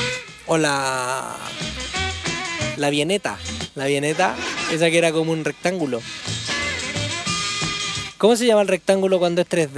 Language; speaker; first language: Spanish; native; Spanish